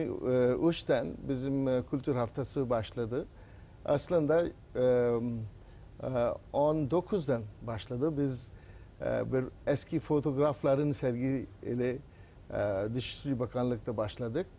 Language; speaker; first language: Turkish; non-native, learner; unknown